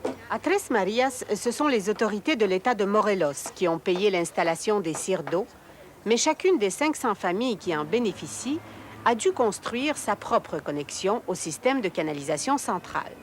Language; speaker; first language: French; native; French